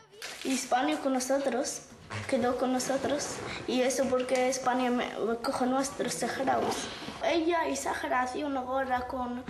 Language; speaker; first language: Spanish; non-native, learner; Arabic